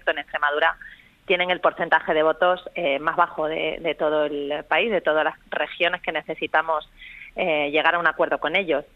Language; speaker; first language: Spanish; native; Spanish